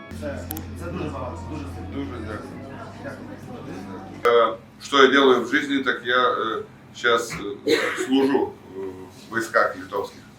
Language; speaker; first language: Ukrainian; non-native, learner; Lithuanian